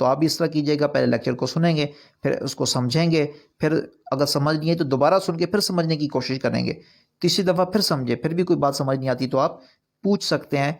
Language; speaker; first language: Urdu; non-native, local second language; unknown